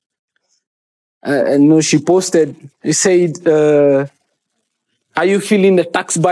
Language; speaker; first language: English; non-native, local second language; Kikuyu